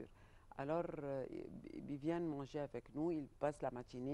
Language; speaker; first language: French; non-native, fluent; Arabic